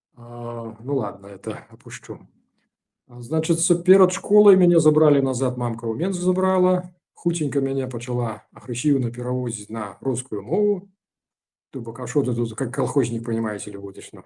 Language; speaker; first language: Belarusian; native; Belarusian